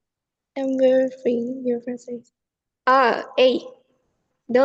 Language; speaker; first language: English; non-native, fluent; Indonesian